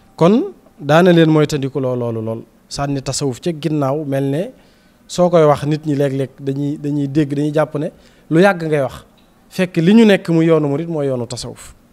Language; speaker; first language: Wolof; native; Wolof